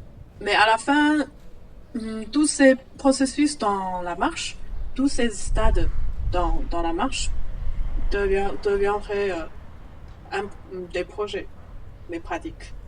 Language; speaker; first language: French; non-native, fluent; Chinese